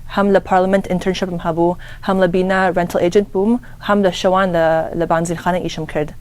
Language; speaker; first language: Central Kurdish; early bilingual, heritage; Central Kurdish